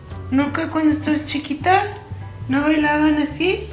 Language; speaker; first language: Spanish; early bilingual, heritage; Spanish